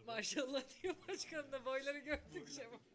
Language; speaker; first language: Turkish; native; Turkish